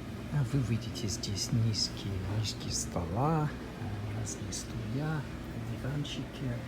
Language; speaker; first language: Russian; non-native, fluent; English